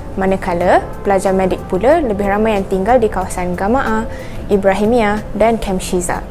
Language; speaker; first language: Malay; native; Malay